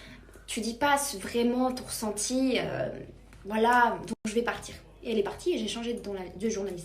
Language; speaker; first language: French; native; French